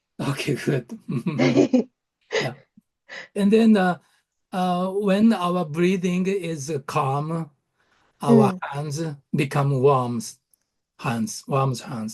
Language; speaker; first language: English; non-native, learner; Japanese